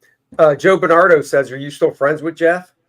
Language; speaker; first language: English; native; English